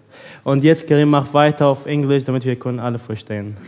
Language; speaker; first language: German; non-native, learner; Arabic